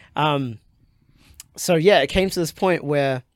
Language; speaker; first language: English; native; English